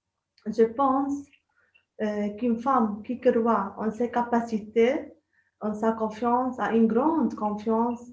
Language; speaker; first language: French; non-native, local second language; Arabic